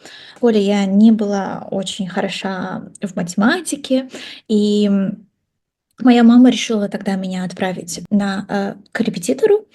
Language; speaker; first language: Russian; non-native, local second language; Kazakh